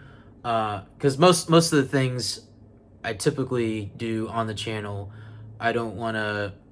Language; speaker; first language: English; native; English